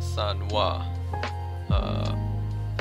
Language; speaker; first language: Japanese; non-native, learner; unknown